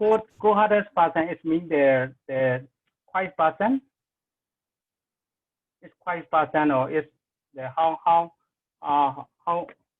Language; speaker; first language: English; non-native, learner; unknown